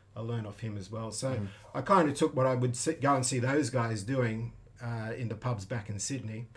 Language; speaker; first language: English; native; English